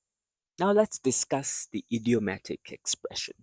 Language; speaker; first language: English; native; English